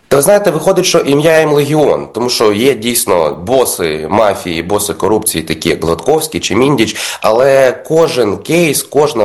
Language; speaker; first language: Ukrainian; native; Ukrainian